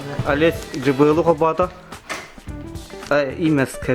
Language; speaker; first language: Russian; non-native, local second language; Yakut